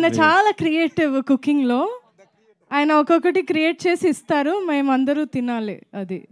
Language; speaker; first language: Telugu; non-native, fluent; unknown